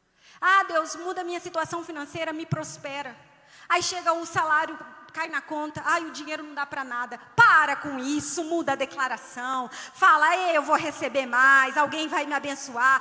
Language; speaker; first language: Portuguese; native; Portuguese